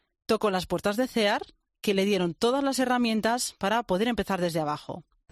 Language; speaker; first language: Spanish; native; Spanish